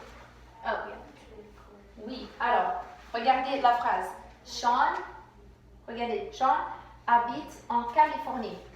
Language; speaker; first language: French; non-native, fluent; English